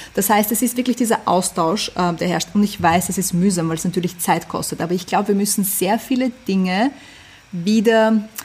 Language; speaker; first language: German; early bilingual, other home language; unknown